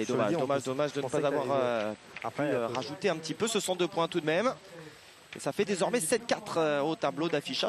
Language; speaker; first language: French; native; French